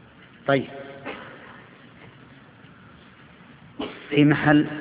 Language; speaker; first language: Arabic; native; Arabic